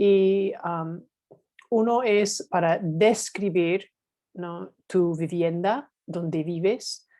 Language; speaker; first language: Spanish; non-native, fluent; English